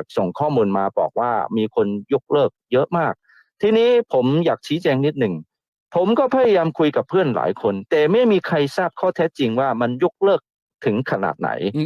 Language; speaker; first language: Thai; non-native, fluent; Chinese